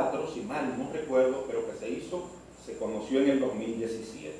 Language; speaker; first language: Spanish; native; Spanish